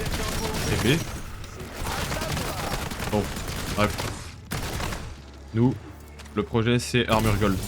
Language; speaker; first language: French; native; French